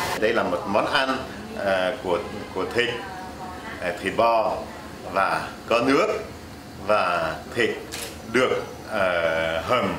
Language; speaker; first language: Vietnamese; non-native, fluent; French